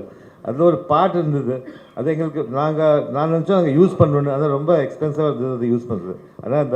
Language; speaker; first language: Tamil; early bilingual, heritage; Tamil